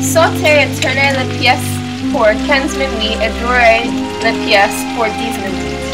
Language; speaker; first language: French; non-native, learner; English